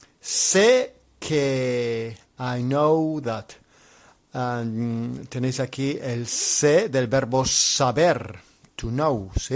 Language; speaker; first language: Spanish; non-native, fluent; English